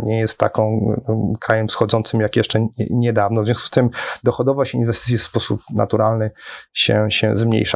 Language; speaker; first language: Polish; native; Polish